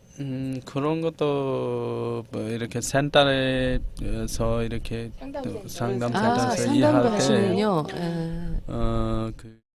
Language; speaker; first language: Korean; non-native, fluent; Bangla